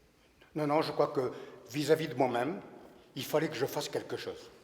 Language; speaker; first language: French; native; French